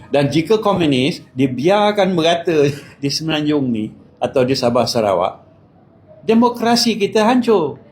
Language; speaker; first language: Malay; native; Malay